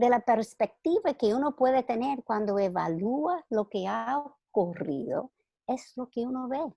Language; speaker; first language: Spanish; non-native, fluent; English